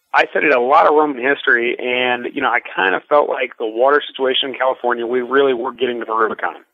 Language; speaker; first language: English; native; English